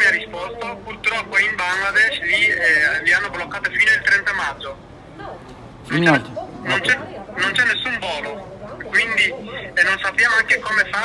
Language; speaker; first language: Italian; non-native, fluent; Bangla